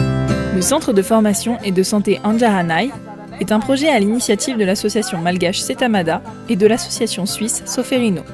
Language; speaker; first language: French; native; French